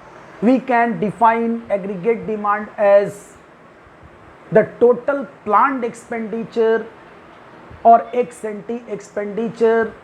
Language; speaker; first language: English; non-native, local second language; Hindi